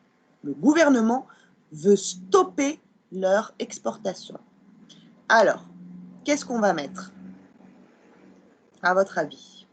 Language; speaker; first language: French; non-native, local second language; Arabic